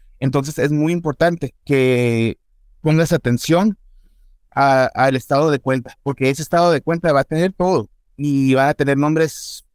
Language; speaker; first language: Spanish; early bilingual, heritage; Spanish